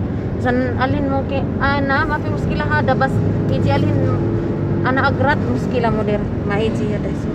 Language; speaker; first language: Arabic; non-native, learner; Filipino